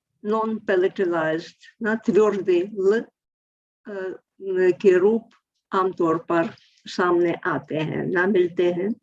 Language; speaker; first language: Hindi; non-native, fluent; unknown